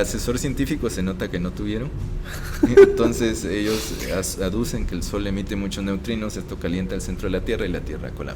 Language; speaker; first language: Spanish; native; Spanish